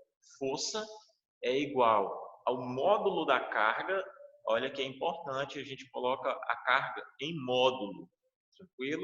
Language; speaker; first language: Portuguese; native; Portuguese